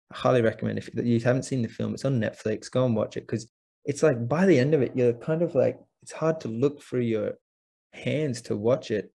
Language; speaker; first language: English; native; English